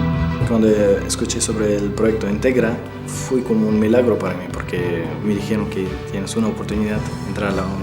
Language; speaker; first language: Spanish; non-native, fluent; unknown